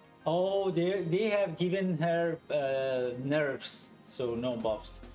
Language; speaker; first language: English; non-native, fluent; Italian